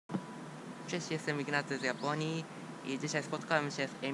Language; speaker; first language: Polish; non-native, fluent; Japanese